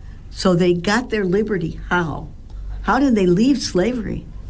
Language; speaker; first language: English; native; English